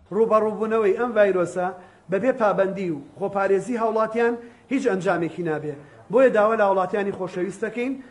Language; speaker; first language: Central Kurdish; native; Central Kurdish